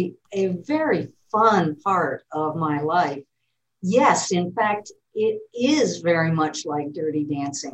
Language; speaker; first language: English; native; English